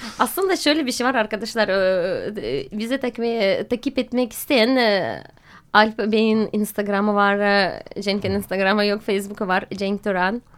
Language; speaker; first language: Turkish; non-native, fluent; Russian